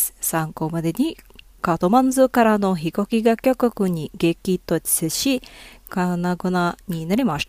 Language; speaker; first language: Japanese; non-native, fluent; Indonesian